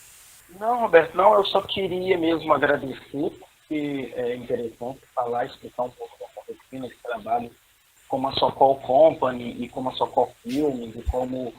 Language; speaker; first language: Portuguese; native; Portuguese